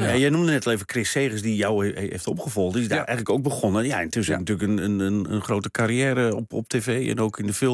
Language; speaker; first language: Dutch; native; Dutch